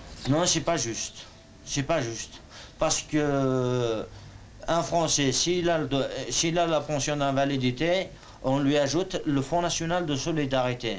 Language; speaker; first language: French; non-native, learner; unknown